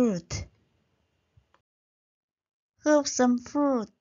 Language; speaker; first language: English; non-native, fluent; Chinese